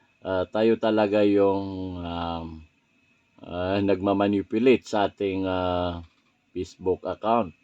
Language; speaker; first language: Filipino; non-native, local second language; Maranao